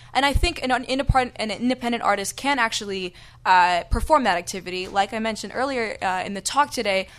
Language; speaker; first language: English; native; English